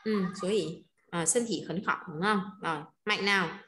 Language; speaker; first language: Vietnamese; native; Vietnamese